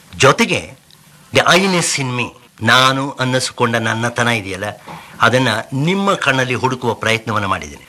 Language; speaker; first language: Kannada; native; Kannada